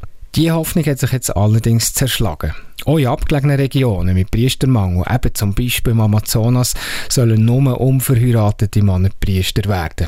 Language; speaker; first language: German; native; German